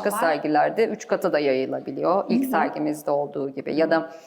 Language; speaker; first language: Turkish; native; Turkish